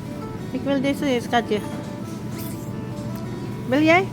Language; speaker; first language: Dutch; non-native, learner; Indonesian